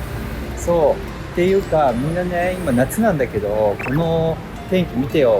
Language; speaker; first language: Japanese; native; Japanese